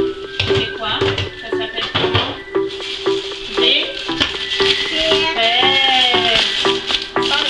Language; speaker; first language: French; native; French